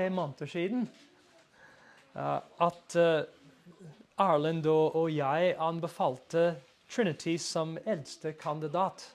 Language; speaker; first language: Norwegian; non-native, fluent; English